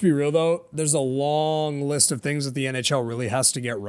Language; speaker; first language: English; native; English